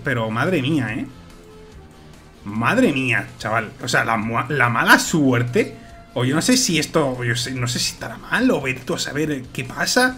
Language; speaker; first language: Spanish; native; Spanish